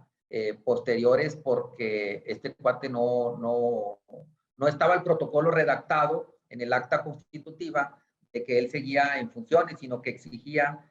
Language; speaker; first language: Spanish; native; Spanish